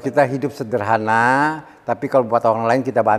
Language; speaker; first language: Indonesian; native; Indonesian